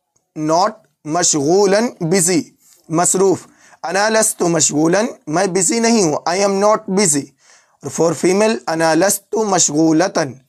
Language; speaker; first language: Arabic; non-native, fluent; Urdu